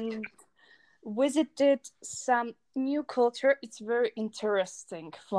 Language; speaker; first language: English; non-native, learner; Czech